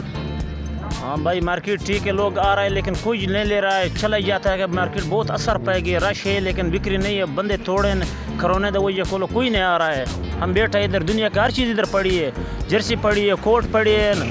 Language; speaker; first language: Hindi; non-native, local second language; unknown